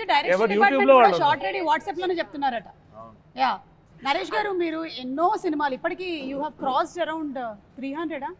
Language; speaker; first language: Telugu; native; Telugu